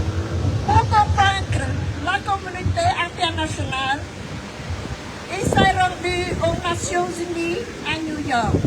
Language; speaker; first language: French; non-native, fluent; Khmer